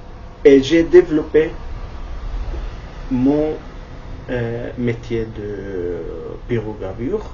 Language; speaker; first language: French; non-native, learner; Kurdish